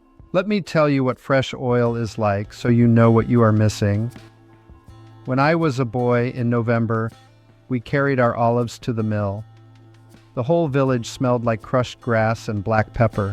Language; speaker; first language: English; non-native, fluent; Italian